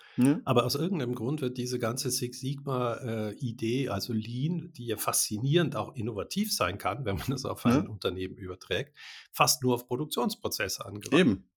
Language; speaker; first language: German; native; German